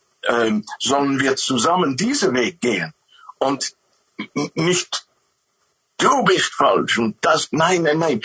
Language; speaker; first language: German; non-native, learner; Dutch